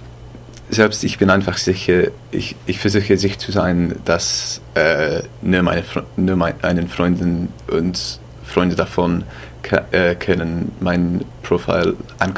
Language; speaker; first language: German; non-native, fluent; English